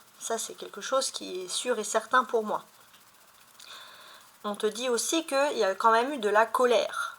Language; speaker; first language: French; native; French